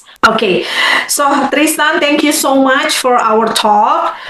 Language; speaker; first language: English; non-native, fluent; Indonesian